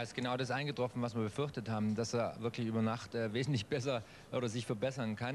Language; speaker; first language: German; native; German